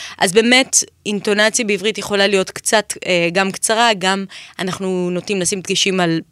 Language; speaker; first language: Hebrew; native; Hebrew